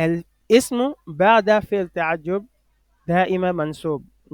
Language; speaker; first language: Arabic; non-native, fluent; French